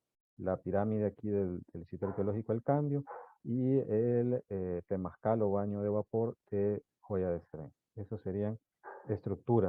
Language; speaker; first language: Spanish; native; Spanish